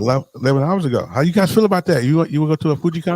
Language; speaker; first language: English; native; English